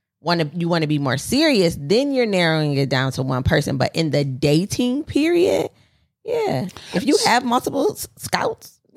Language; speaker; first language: English; native; English